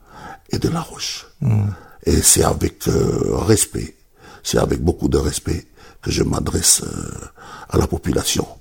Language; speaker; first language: French; native; French